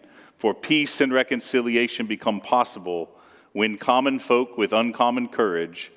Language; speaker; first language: English; native; English